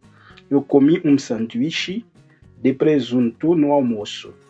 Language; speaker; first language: Portuguese; non-native, fluent; Haitian Creole